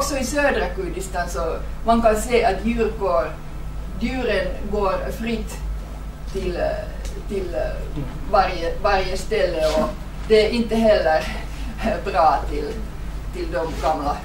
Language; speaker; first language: Swedish; non-native, fluent; Finnish